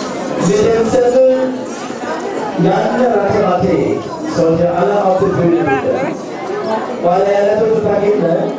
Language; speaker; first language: German; non-native, fluent; Sinhala